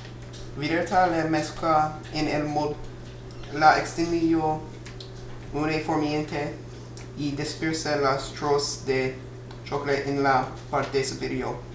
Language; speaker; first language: Spanish; non-native, learner; English